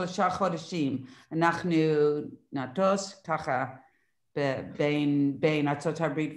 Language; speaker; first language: Hebrew; non-native, learner; English